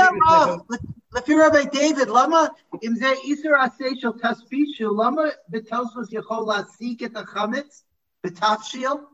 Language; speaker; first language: Hebrew; non-native, fluent; English